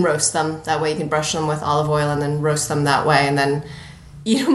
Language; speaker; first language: English; native; English